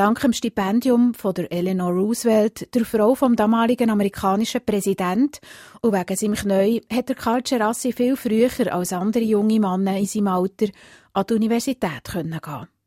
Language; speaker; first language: German; native; German